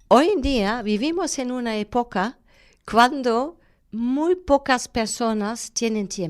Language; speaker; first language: Spanish; non-native, fluent; German